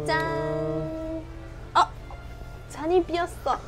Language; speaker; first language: Korean; non-native, learner; English